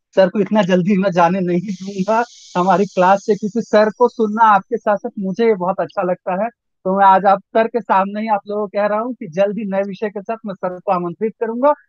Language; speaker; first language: Hindi; native; Hindi